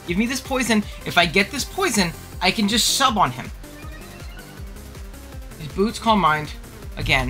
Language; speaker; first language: English; native; English